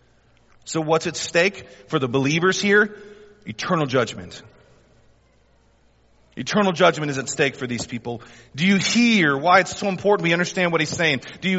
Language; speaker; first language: English; native; English